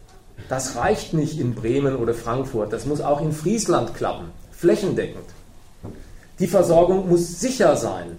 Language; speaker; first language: German; native; German